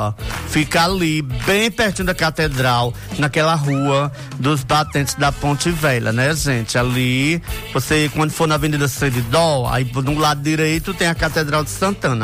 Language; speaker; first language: Portuguese; native; Portuguese